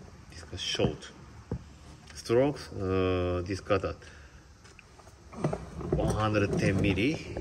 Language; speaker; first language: English; non-native, learner; Japanese